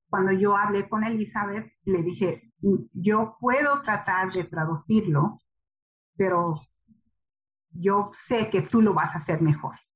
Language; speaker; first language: Spanish; early bilingual, heritage; Spanish